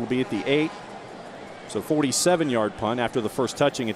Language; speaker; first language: English; native; English